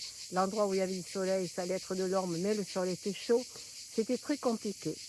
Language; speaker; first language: French; native; French